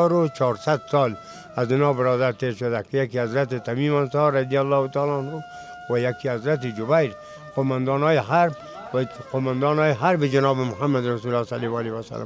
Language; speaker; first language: Persian; native; Persian